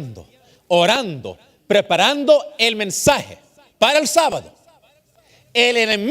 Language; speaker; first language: Spanish; early bilingual, heritage; English